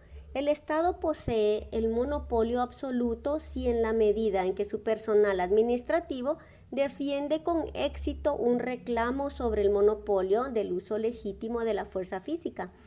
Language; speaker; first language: Spanish; native; Spanish